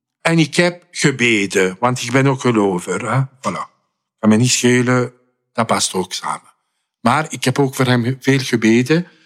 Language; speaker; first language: Dutch; non-native, fluent; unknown